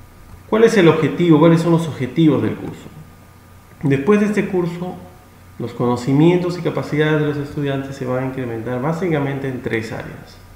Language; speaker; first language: Spanish; native; Spanish